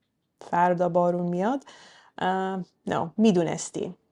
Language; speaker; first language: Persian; early bilingual, heritage; Persian